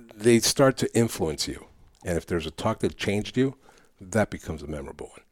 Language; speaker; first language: English; early bilingual, other home language; Spanish